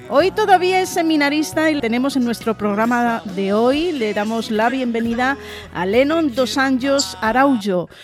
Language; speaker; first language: Spanish; native; Spanish